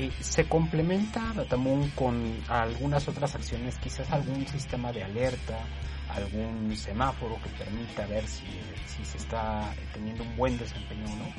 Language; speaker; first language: Spanish; native; Spanish